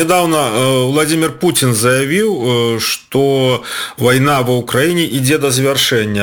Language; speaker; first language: Ukrainian; non-native, learner; Belarusian